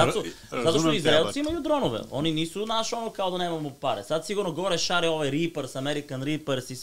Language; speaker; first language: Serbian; non-native, learner; Bulgarian